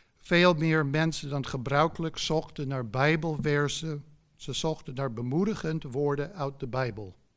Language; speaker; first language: Dutch; non-native, fluent; English